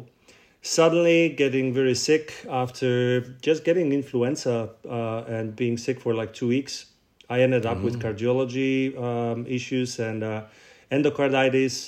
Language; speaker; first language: English; non-native, fluent; Russian